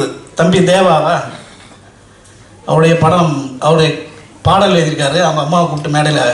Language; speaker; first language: Tamil; native; Tamil